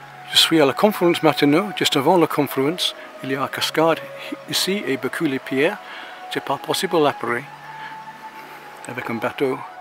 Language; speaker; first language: French; non-native, learner; English